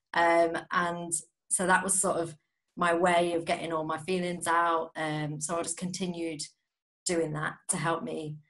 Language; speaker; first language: English; native; English